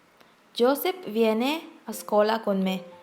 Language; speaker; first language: Italian; non-native, learner; Filipino